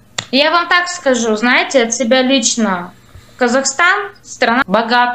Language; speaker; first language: Russian; native; Russian